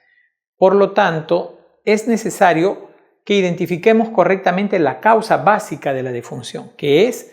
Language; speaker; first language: Spanish; native; Spanish